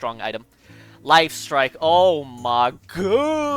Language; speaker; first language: English; native; English